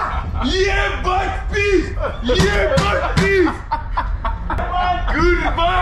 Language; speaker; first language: English; non-native, learner; Polish